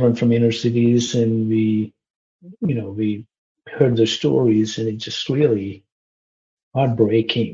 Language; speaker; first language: English; non-native, local second language; Malayalam